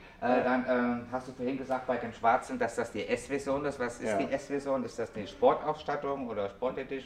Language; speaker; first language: German; native; German